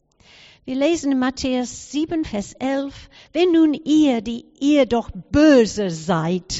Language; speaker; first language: German; non-native, fluent; English